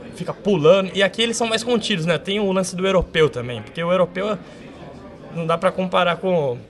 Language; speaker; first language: Portuguese; native; Portuguese